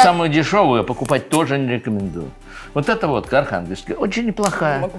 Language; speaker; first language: Russian; native; Russian